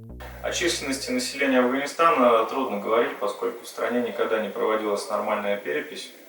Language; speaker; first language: Russian; native; Russian